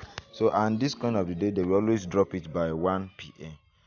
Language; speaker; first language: English; non-native, local second language; Yoruba